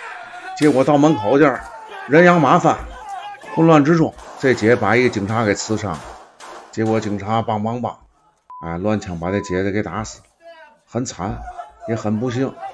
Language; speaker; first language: Chinese; native; Chinese